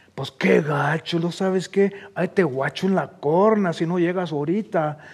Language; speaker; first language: Spanish; early bilingual, heritage; Spanish